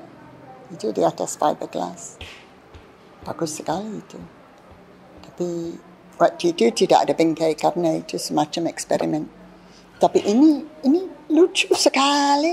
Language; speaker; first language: Indonesian; non-native, fluent; English